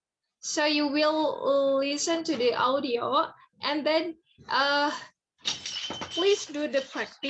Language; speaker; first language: English; non-native, fluent; Indonesian